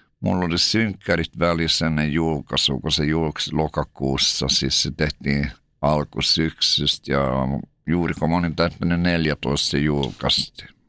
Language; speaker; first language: Finnish; native; Finnish